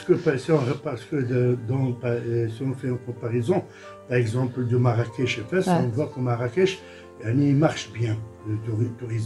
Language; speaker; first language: French; non-native, local second language; Arabic